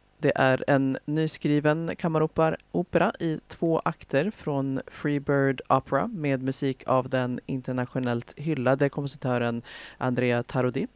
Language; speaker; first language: Swedish; native; Swedish